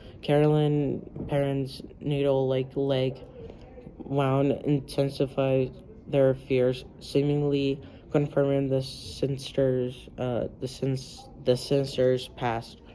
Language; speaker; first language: English; native; English